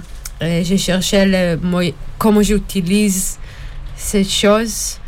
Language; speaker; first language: French; non-native, learner; Hebrew